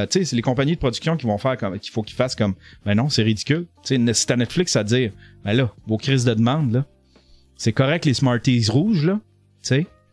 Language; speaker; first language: French; native; French